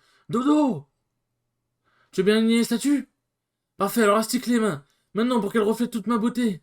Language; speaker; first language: French; native; French